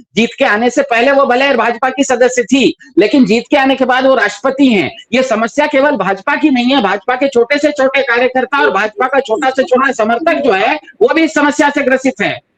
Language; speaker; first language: Hindi; non-native, local second language; Kannada